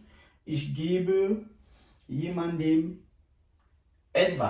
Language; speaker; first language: German; non-native, fluent; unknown